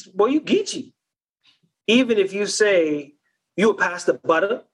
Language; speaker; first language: English; early bilingual, other home language; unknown